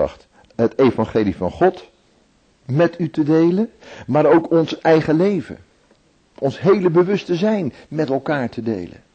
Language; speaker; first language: Dutch; native; Dutch